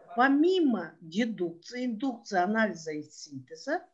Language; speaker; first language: Russian; non-native, local second language; Kyrgyz